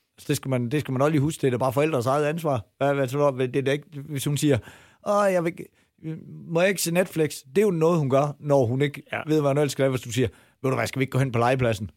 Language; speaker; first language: Danish; native; Danish